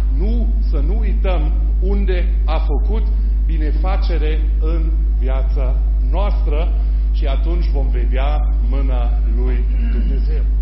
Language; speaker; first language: Romanian; non-native, fluent; German